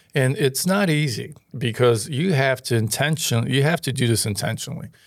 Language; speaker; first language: English; non-native, fluent; Ukrainian